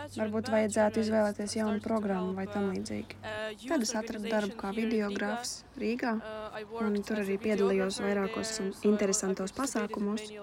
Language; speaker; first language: Latvian; non-native, fluent; Russian